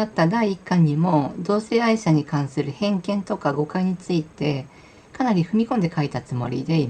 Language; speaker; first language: Japanese; native; Japanese